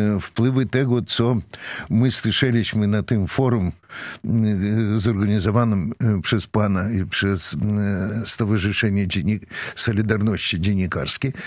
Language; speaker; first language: Polish; non-native, fluent; Russian